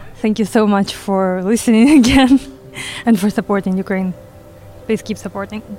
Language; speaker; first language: English; non-native, fluent; Ukrainian